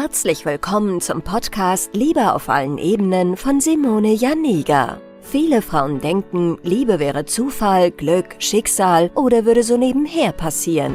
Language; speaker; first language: German; native; German